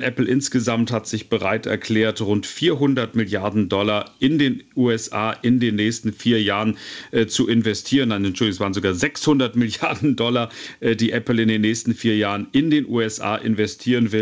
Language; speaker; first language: German; native; German